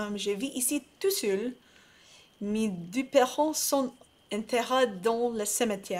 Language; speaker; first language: French; non-native, learner; English